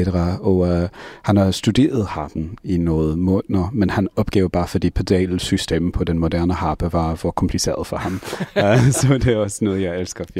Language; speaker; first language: Danish; non-native, fluent; English